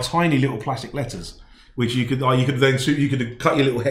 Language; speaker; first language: English; native; English